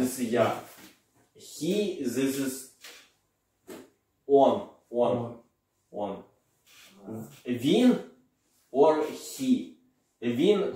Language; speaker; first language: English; non-native, learner; Russian